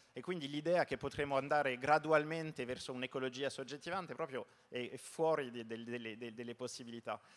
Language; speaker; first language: Italian; early bilingual, heritage; Italian